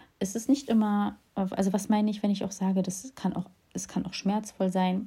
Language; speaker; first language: German; early bilingual, other home language; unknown